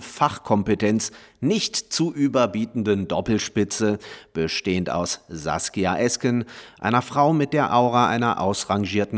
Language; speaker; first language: German; native; German